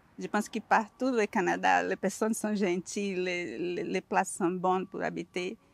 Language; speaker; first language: French; non-native, learner; Portuguese